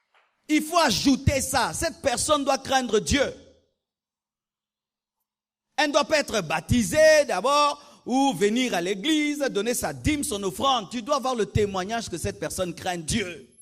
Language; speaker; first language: French; non-native, local second language; Lingala